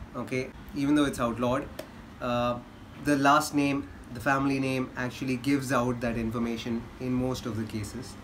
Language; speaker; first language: English; non-native, local second language; Hindi